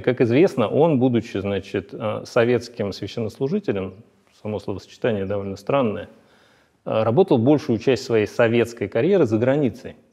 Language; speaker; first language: Russian; native; Russian